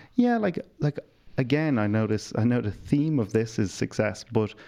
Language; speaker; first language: English; native; English